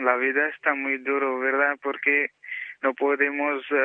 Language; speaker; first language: Spanish; non-native, learner; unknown